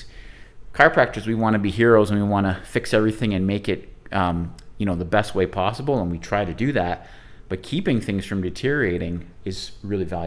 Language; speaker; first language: English; native; English